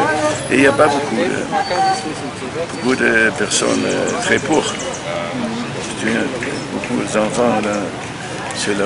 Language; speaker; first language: French; non-native, learner; German